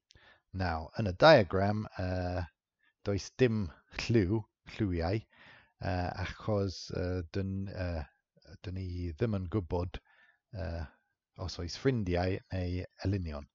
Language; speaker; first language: Welsh; non-native, fluent; English